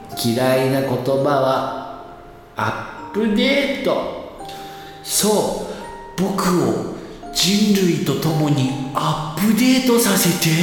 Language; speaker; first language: Japanese; native; Japanese